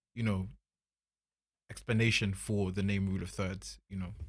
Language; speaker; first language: English; non-native, local second language; Akan